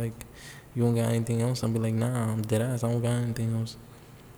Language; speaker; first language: English; native; English